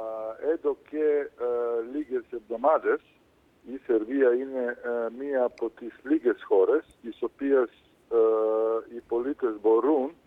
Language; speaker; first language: Greek; non-native, fluent; Serbian